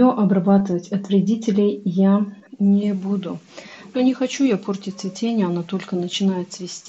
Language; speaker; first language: Russian; native; Russian